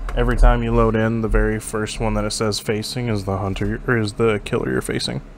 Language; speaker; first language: English; native; English